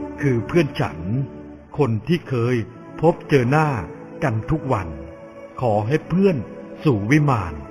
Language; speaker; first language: Thai; native; Thai